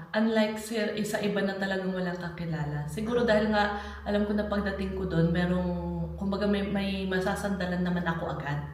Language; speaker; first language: Filipino; native; Filipino